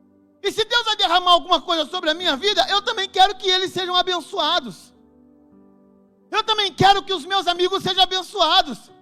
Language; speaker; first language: Portuguese; native; Portuguese